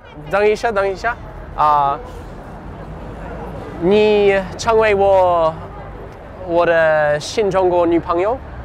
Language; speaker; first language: Chinese; non-native, learner; English